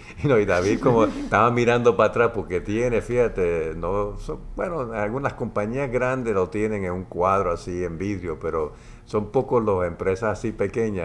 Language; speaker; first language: Spanish; native; Spanish